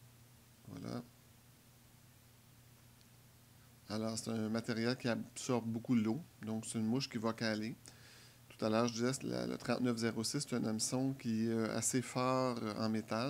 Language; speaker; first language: French; native; French